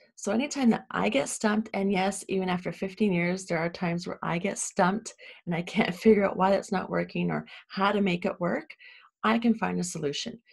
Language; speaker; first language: English; native; English